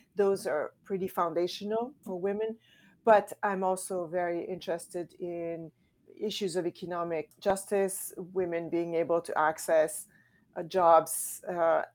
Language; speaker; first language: English; native; English